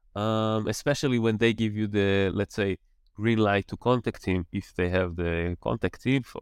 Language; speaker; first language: English; non-native, fluent; Hebrew